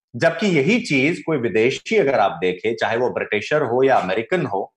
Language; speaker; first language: Hindi; non-native, local second language; Gujarati